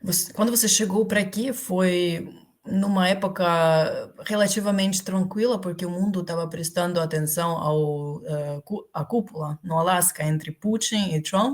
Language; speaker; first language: Portuguese; non-native, fluent; Ukrainian